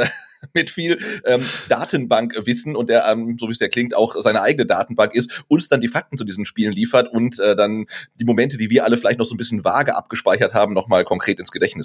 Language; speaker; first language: German; native; German